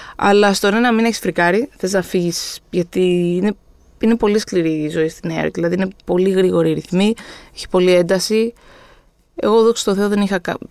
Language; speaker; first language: Greek; native; Greek